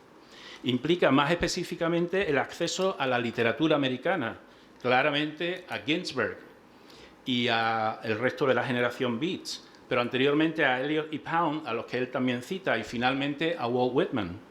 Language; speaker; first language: Spanish; native; Spanish